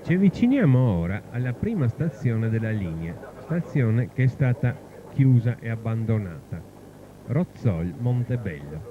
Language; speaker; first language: Italian; native; Italian